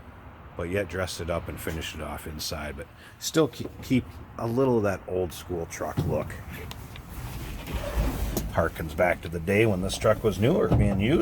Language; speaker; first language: English; native; English